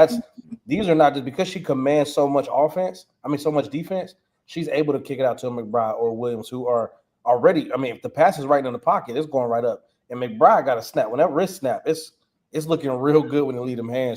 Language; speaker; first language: English; native; English